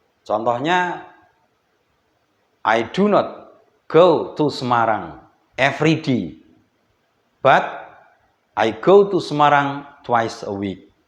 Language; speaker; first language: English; non-native, fluent; Indonesian